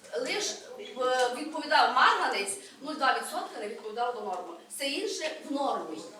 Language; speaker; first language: Ukrainian; native; Ukrainian